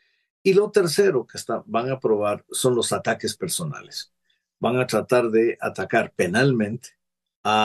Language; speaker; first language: Spanish; native; Spanish